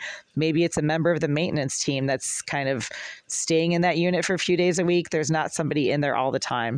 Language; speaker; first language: English; native; English